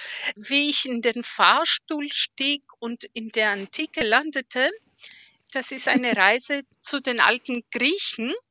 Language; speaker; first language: German; early bilingual, heritage; German